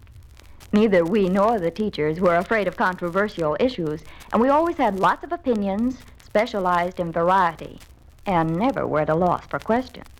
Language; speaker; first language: English; native; English